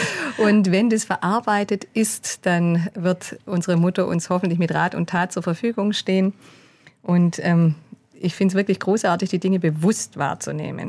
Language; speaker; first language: German; native; German